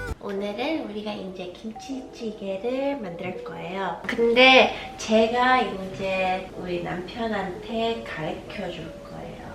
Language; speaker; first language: Korean; early bilingual, heritage; Korean